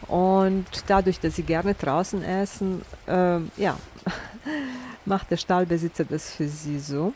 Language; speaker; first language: German; non-native, fluent; Bosnian